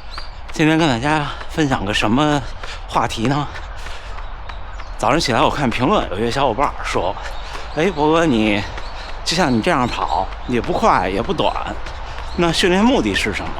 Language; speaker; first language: Chinese; native; Chinese